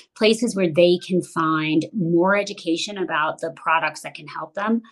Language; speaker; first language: English; native; English